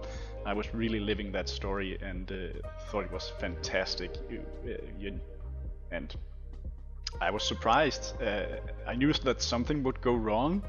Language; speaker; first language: English; non-native, fluent; Danish